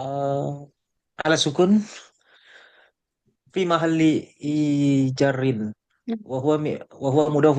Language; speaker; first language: Arabic; non-native, learner; Indonesian